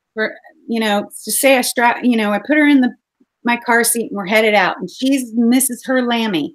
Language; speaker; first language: English; native; English